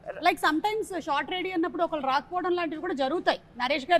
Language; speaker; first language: Telugu; native; Telugu